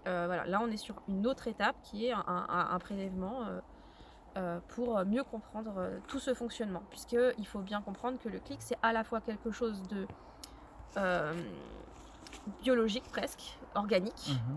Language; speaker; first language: French; native; French